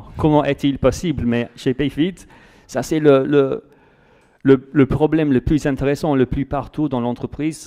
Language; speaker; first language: French; non-native, fluent; English